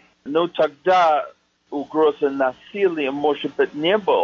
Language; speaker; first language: Russian; non-native, fluent; English